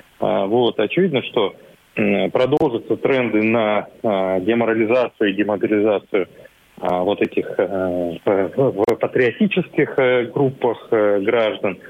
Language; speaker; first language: Russian; native; Russian